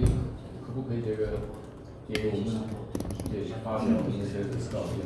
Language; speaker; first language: Chinese; non-native, fluent; Korean